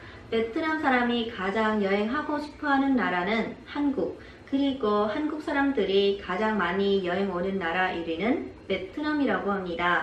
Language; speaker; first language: Korean; non-native, fluent; Vietnamese